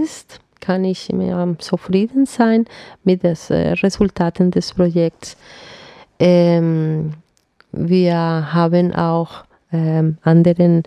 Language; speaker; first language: German; non-native, fluent; Spanish